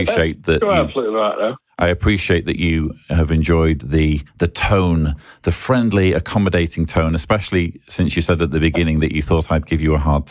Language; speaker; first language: English; native; English